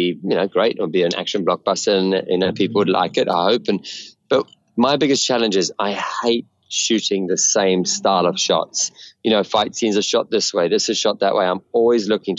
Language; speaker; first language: English; native; English